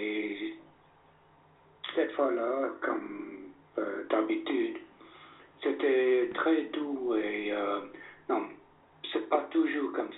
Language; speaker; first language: French; non-native, fluent; English